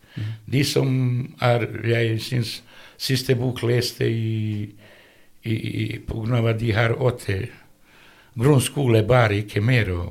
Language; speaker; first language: Norwegian; non-native, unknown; Bosnian